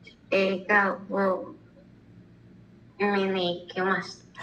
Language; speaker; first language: Japanese; non-native, learner; Spanish